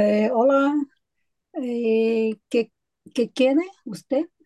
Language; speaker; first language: Spanish; non-native, learner; Chinese